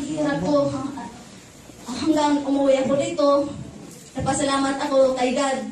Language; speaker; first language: Filipino; non-native, local second language; Cebuano